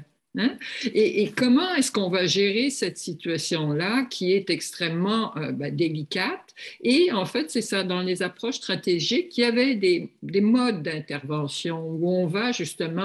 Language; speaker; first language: French; native; French